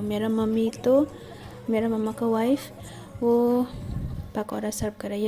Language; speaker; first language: Hindi; non-native, local second language; Kok Borok